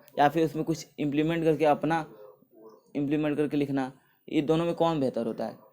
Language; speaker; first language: Hindi; native; Hindi